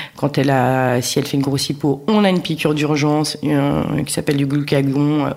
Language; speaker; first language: French; native; French